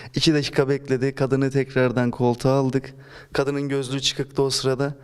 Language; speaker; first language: Turkish; native; Turkish